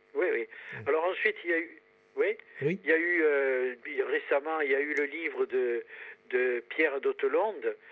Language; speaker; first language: French; native; French